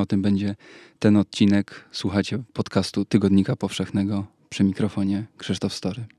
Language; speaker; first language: Polish; native; Polish